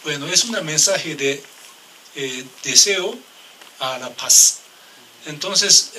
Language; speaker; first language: Spanish; non-native, learner; Japanese